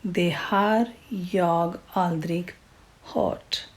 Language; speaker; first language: Swedish; non-native, fluent; Urdu